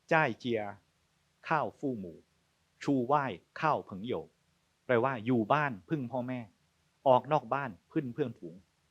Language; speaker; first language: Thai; native; Thai